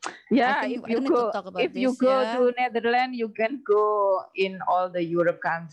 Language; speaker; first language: English; non-native, learner; Indonesian